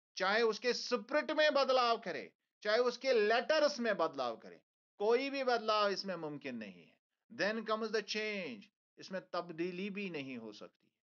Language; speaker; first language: Hindi; non-native, local second language; Kashmiri